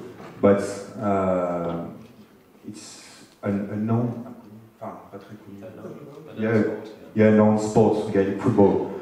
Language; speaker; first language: English; non-native, fluent; French